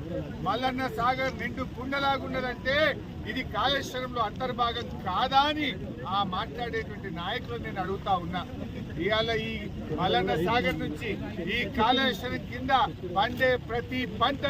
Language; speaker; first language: Telugu; native; Telugu